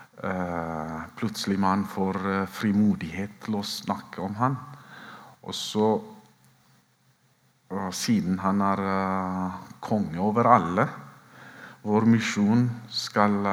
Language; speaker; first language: Norwegian; non-native, fluent; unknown